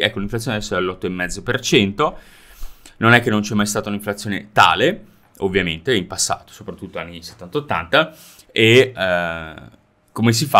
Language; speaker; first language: Italian; native; Italian